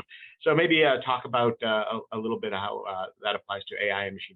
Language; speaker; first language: English; native; English